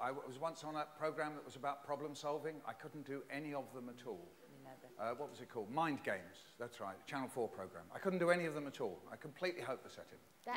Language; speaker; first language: English; native; English